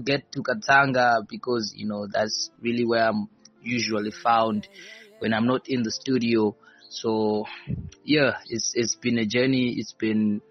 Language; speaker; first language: English; non-native, local second language; Shona